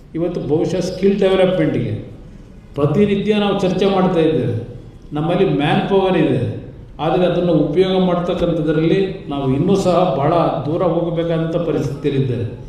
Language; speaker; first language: Kannada; native; Kannada